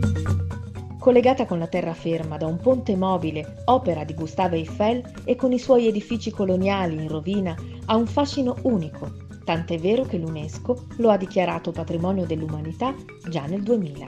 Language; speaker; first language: Italian; native; Italian